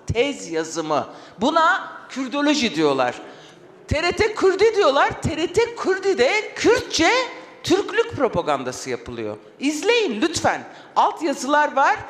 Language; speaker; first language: Turkish; non-native, local second language; Kurdish